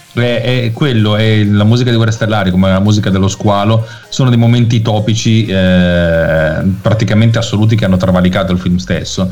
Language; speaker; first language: Italian; native; Italian